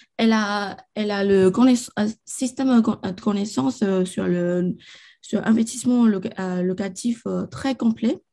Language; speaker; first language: French; non-native, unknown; Chinese